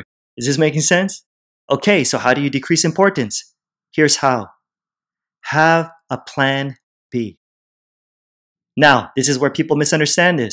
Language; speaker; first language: English; native; English